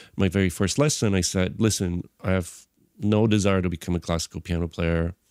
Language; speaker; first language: English; non-native, fluent; Bulgarian